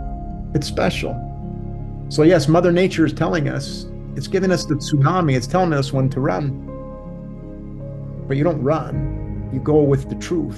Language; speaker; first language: English; native; English